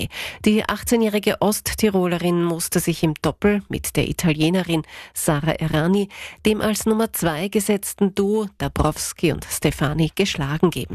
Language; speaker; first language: German; native; German